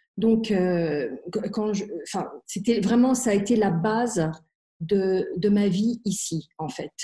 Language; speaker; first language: French; native; French